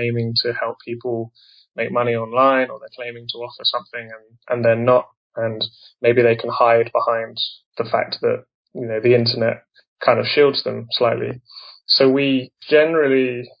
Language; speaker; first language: English; native; English